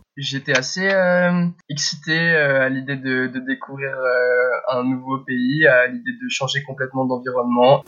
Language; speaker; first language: French; early bilingual, heritage; French